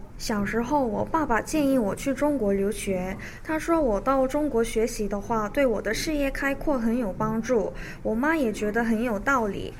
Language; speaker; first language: Chinese; early bilingual, other home language; Korean